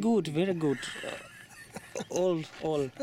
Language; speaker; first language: English; non-native, learner; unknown